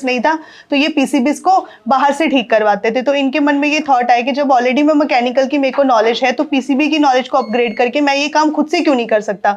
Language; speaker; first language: Hindi; native; Hindi